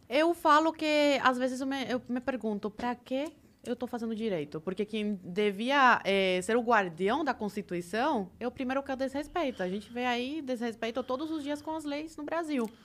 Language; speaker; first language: Portuguese; early bilingual, other home language; Spanish